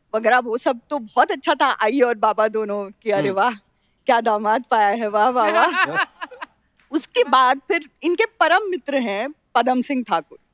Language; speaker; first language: Hindi; non-native, local second language; Marathi